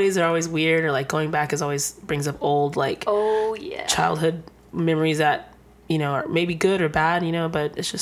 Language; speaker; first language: English; native; English